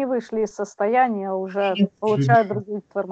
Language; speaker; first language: Russian; native; Russian